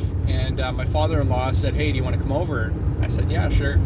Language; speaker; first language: English; native; English